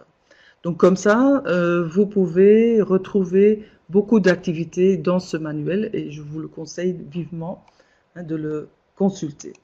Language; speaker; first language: French; non-native, local second language; Dutch